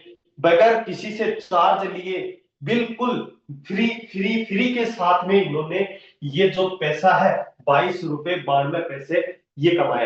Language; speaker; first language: Hindi; native; Hindi